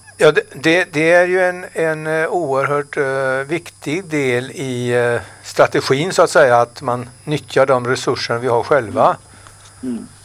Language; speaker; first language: Swedish; native; Swedish